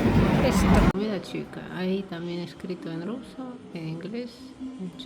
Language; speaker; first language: Spanish; non-native, fluent; Russian